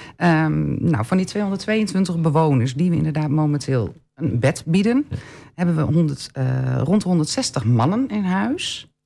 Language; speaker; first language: Dutch; native; Dutch